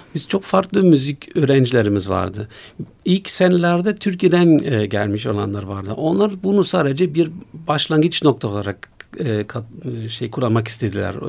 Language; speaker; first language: Turkish; non-native, fluent; German